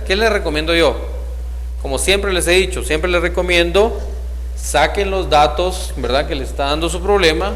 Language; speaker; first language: Spanish; native; Spanish